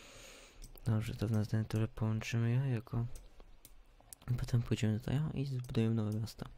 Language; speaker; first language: Polish; early bilingual, heritage; Polish